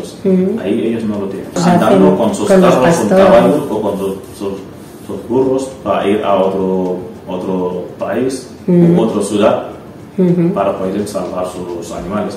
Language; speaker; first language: Spanish; non-native, learner; Wolof